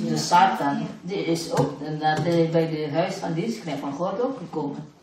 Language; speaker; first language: Dutch; non-native, fluent; Indonesian